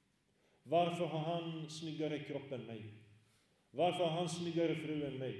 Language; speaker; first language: Swedish; early bilingual, other home language; Arabic